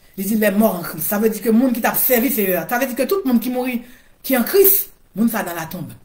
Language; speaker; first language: French; non-native, local second language; Haitian Creole